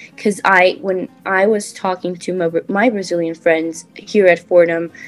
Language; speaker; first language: English; non-native, fluent; Portuguese